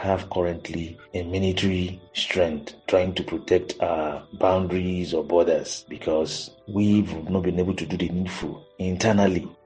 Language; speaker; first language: English; non-native, local second language; Igbo